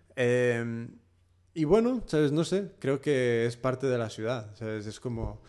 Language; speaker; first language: Spanish; early bilingual, heritage; Spanish